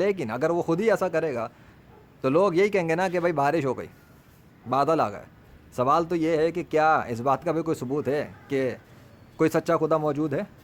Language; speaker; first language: Urdu; native; Urdu